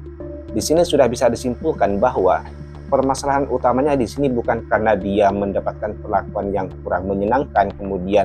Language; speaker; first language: Indonesian; native; Indonesian